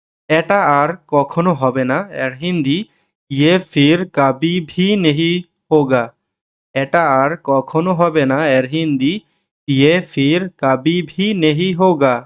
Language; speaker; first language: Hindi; non-native, learner; Bangla